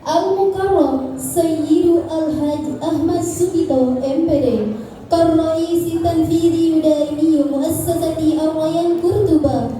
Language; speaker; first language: Arabic; non-native, learner; Indonesian